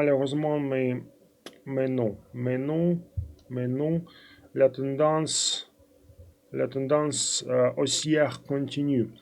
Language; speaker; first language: French; non-native, fluent; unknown